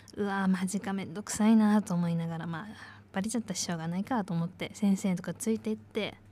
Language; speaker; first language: Japanese; native; Japanese